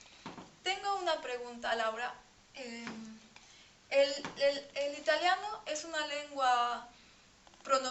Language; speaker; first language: Spanish; non-native, fluent; French